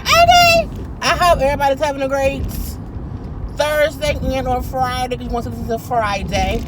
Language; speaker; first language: English; native; English